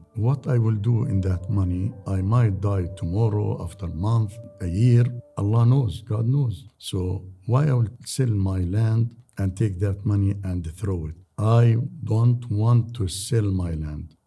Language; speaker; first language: English; non-native, fluent; Arabic